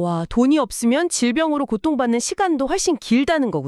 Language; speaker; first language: Korean; native; Korean